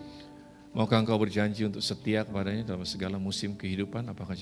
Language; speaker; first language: Indonesian; native; Indonesian